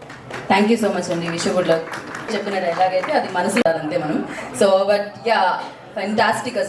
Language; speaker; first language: Telugu; native; Telugu